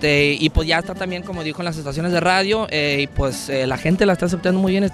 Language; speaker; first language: Spanish; native; Spanish